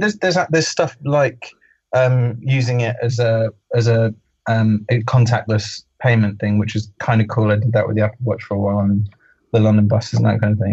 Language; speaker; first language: English; native; English